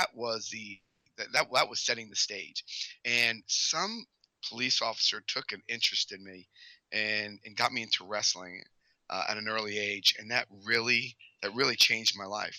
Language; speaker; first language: English; native; English